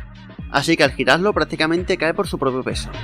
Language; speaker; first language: Spanish; native; Spanish